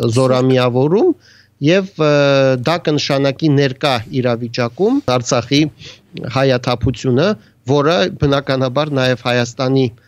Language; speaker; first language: Armenian; native; Armenian